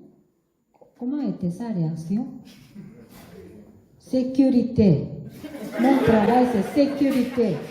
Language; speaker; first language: French; non-native, learner; Korean